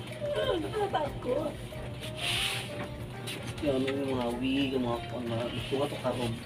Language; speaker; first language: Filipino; non-native, local second language; Cebuano